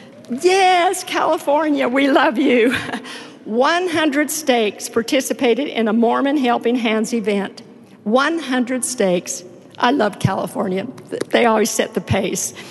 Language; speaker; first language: English; native; English